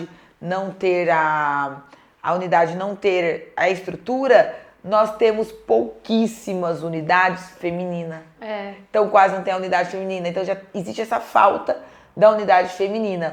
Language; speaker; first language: Portuguese; native; Portuguese